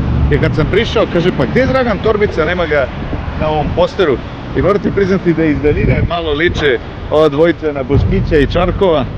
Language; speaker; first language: Serbian; native; Serbian